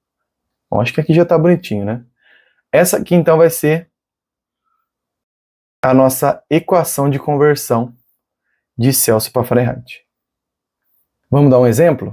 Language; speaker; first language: Portuguese; native; Portuguese